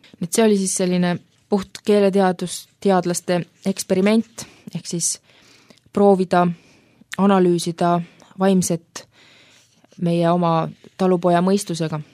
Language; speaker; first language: Estonian; native; Estonian